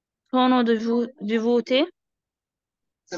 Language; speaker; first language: Italian; non-native, learner; Arabic